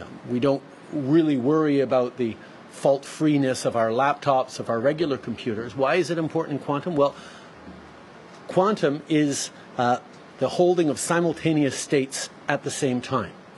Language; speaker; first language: English; early bilingual, other home language; French